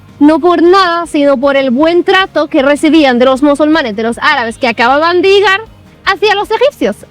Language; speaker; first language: Spanish; non-native, fluent; Arabic